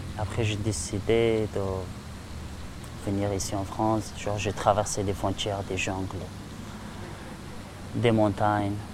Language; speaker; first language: French; non-native, learner; Persian